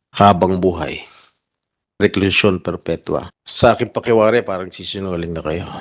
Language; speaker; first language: Filipino; native; Filipino